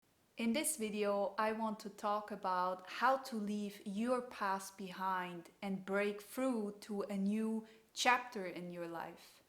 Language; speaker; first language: English; non-native, fluent; German